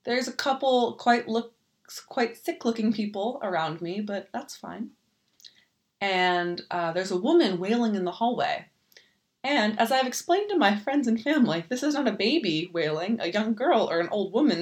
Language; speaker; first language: English; native; English